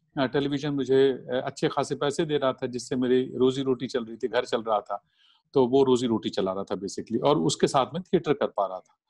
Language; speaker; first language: Hindi; native; Hindi